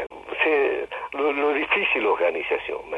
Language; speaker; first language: French; non-native, fluent; Spanish